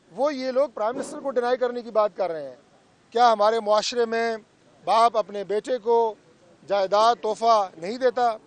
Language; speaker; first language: Urdu; non-native, local second language; Punjabi